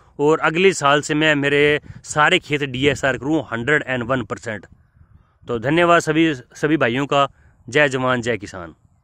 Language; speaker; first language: Hindi; native; Hindi